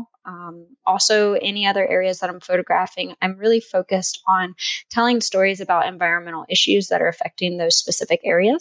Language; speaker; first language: English; native; English